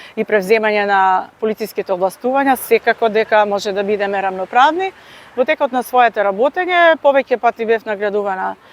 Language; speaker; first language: Macedonian; native; Macedonian